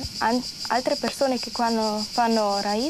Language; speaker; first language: Italian; non-native, local second language; German